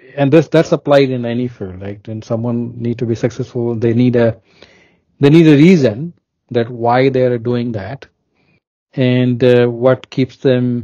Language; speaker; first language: English; non-native, local second language; Hindi